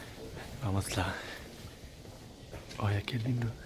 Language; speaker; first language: Portuguese; non-native, fluent; German